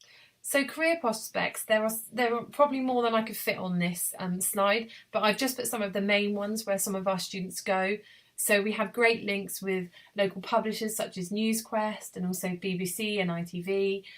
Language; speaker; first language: English; native; English